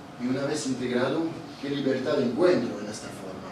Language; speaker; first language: Spanish; non-native, fluent; Italian